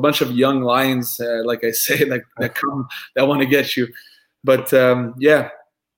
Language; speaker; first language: English; non-native, fluent; French